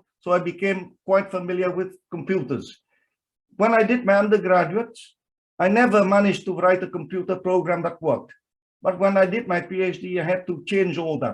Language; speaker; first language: English; non-native, fluent; Vietnamese